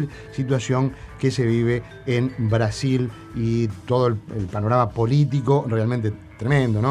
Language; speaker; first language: Spanish; native; Spanish